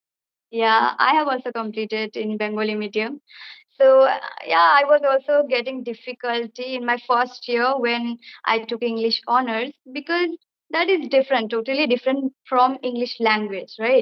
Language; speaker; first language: English; non-native, fluent; Bangla